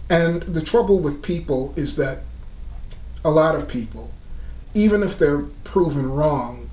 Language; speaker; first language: English; native; English